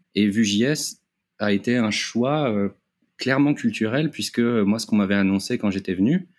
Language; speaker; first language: French; native; French